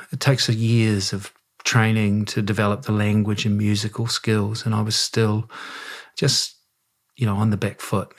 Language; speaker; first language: English; native; English